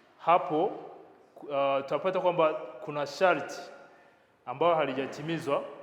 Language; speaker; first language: Swahili; non-native, local second language; Kinyarwanda